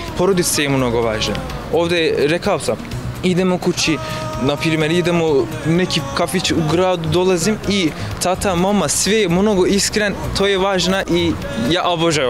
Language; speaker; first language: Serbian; non-native, learner; Turkish